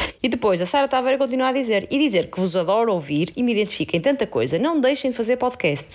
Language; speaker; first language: Portuguese; native; Portuguese